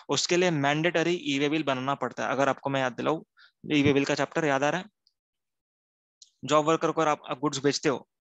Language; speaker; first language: Hindi; non-native, local second language; Gujarati